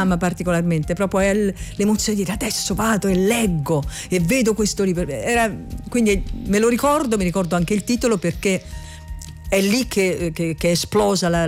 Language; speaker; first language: Italian; native; Italian